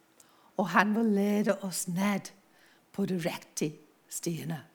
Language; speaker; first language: Norwegian; non-native, fluent; English